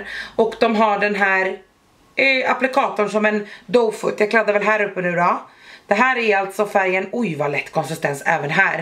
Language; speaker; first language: Swedish; native; Swedish